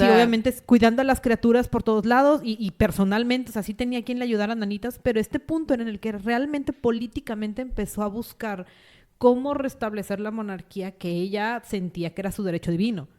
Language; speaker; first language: Spanish; native; Spanish